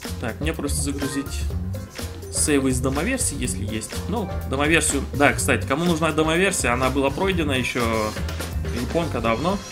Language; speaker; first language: Russian; non-native, fluent; Romanian